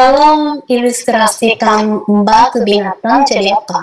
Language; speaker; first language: Indonesian; non-native, fluent; Japanese